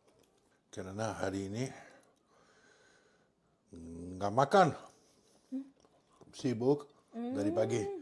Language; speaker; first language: Indonesian; non-native, learner; French